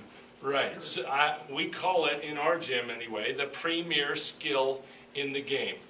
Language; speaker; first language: English; native; English